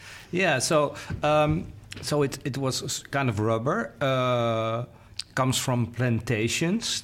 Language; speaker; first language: English; non-native, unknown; Dutch